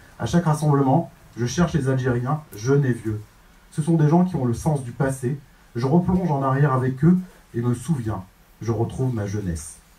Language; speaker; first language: French; native; French